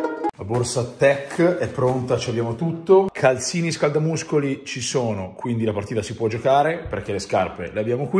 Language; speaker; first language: Italian; native; Italian